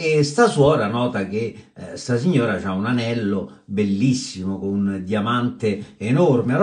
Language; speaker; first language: Italian; native; Italian